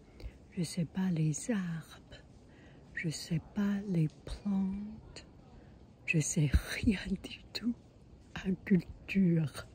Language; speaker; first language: French; non-native, learner; Chinese